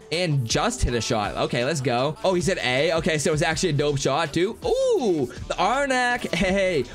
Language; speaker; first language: English; native; English